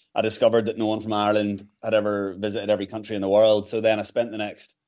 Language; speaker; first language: English; native; English